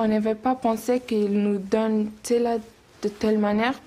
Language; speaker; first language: French; non-native, learner; Persian